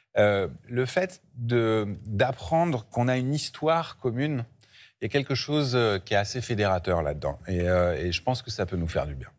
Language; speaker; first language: French; early bilingual, other home language; Hebrew